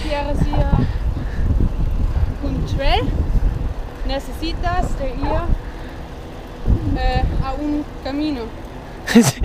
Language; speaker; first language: Spanish; non-native, learner; German